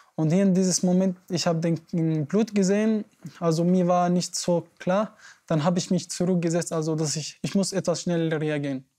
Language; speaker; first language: German; non-native, learner; Arabic